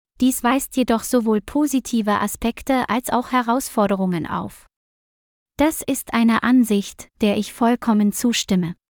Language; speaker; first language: German; non-native, learner; Vietnamese